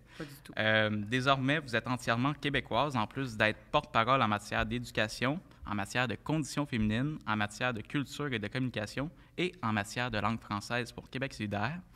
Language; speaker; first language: French; native; French